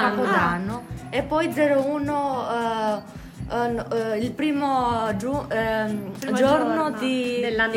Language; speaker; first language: Italian; non-native, learner; Albanian